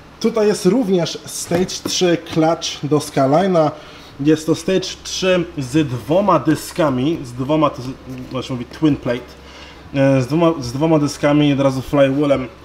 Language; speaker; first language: Polish; early bilingual, other home language; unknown